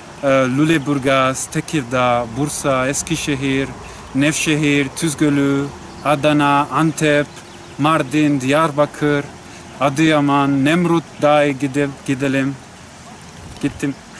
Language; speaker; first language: Turkish; non-native, learner; Spanish